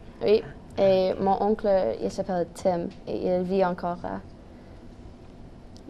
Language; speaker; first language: French; non-native, local second language; English